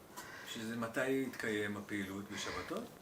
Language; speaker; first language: Hebrew; native; Hebrew